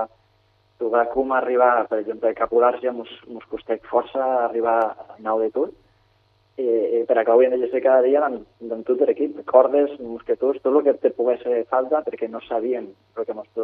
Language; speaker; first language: Catalan; native; Catalan